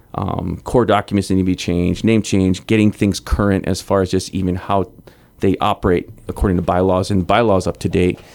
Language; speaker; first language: English; native; English